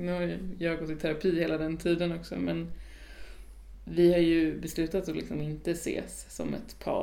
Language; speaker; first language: Swedish; native; Swedish